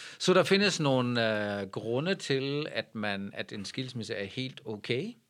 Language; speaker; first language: Danish; native; Danish